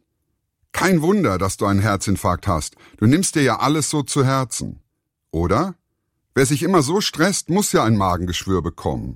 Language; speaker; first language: German; native; German